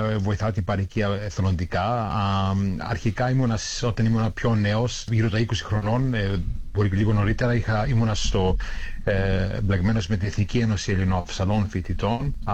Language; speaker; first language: Greek; early bilingual, heritage; Greek